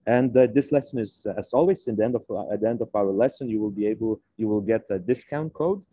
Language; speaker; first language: English; non-native, fluent; Lithuanian